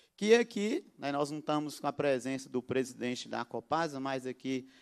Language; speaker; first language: Portuguese; native; Portuguese